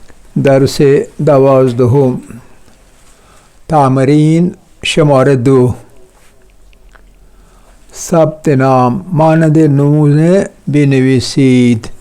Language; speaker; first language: Persian; non-native, fluent; Urdu